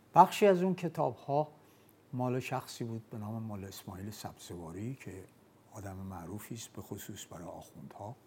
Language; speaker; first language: Persian; non-native, local second language; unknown